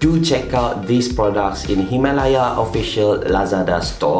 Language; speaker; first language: English; non-native, local second language; Malay